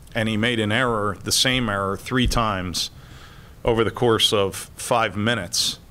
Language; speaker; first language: English; native; English